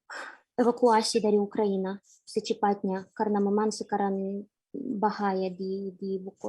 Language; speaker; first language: Indonesian; non-native, fluent; Ukrainian